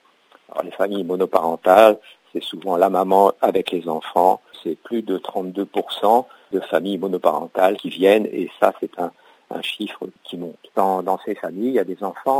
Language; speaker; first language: French; native; French